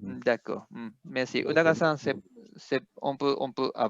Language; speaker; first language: French; non-native, fluent; Japanese